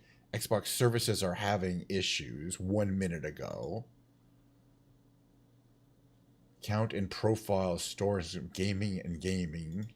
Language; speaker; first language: English; native; English